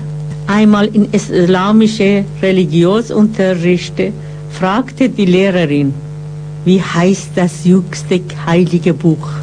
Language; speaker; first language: German; non-native, fluent; Persian